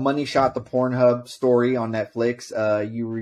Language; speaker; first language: English; native; English